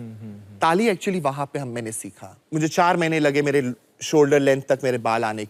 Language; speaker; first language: Hindi; native; Hindi